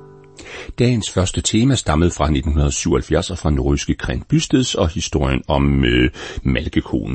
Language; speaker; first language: Danish; native; Danish